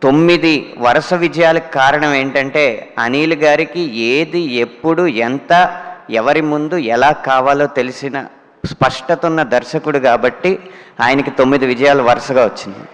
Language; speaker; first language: Telugu; native; Telugu